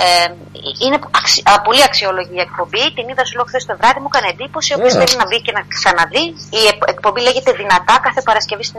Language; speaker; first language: Greek; native; Greek